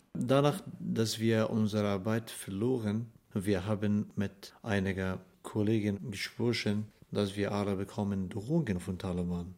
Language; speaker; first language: German; non-native, fluent; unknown